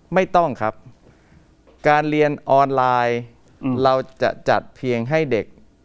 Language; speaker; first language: Thai; native; Thai